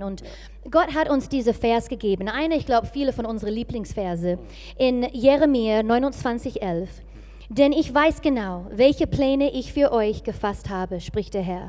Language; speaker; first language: German; non-native, fluent; English